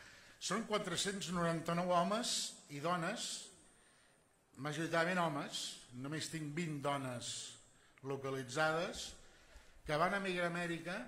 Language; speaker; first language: Catalan; native; Catalan